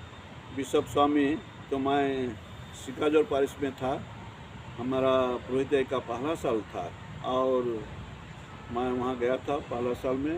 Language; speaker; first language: Hindi; non-native, local second language; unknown